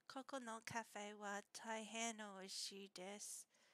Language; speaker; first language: Japanese; non-native, learner; English